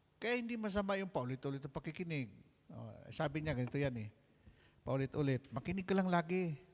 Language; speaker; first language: Filipino; non-native, local second language; Hiligaynon